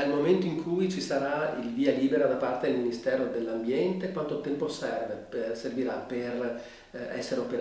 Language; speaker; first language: Italian; native; Italian